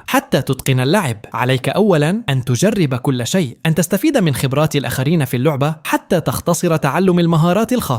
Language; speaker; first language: Arabic; native; Arabic